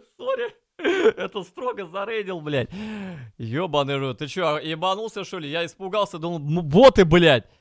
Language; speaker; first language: Russian; native; Russian